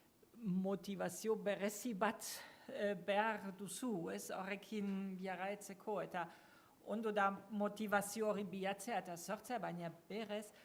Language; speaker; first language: Basque; non-native, fluent; German